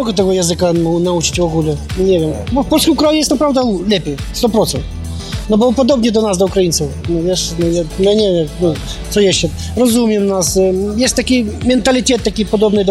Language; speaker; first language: Polish; non-native, learner; Ukrainian